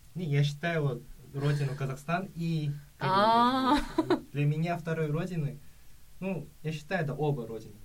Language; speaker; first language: Russian; early bilingual, other home language; Korean